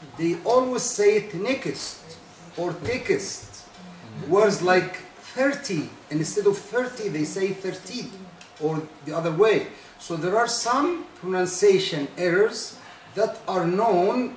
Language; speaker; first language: English; non-native, fluent; Arabic